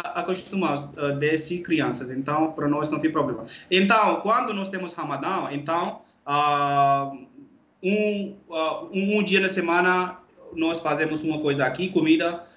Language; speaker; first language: Portuguese; non-native, fluent; Urdu